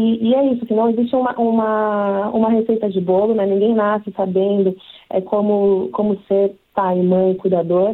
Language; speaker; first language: Portuguese; native; Portuguese